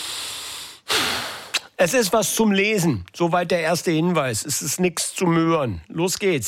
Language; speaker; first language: German; native; German